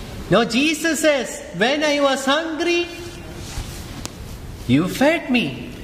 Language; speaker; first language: English; non-native, local second language; Malayalam